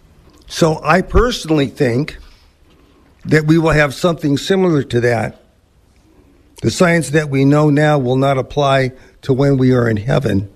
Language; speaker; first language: English; native; English